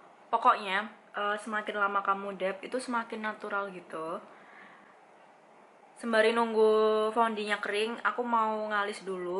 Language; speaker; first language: Indonesian; native; Indonesian